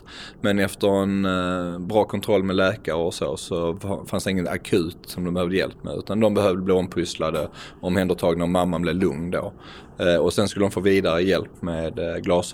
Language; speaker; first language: Swedish; native; Swedish